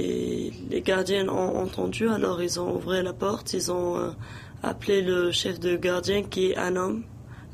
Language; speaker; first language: French; non-native, local second language; Arabic